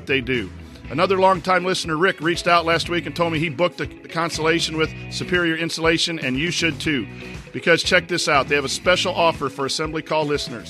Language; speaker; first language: English; native; English